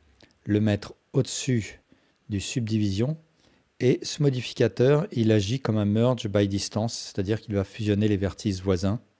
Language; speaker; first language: French; native; French